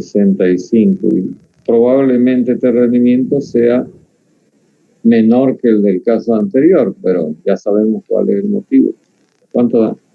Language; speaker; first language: Spanish; native; Spanish